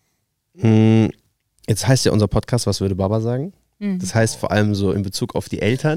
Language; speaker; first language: German; native; German